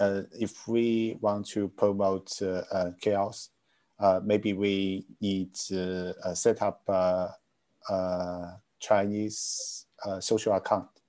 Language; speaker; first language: English; non-native, fluent; Chinese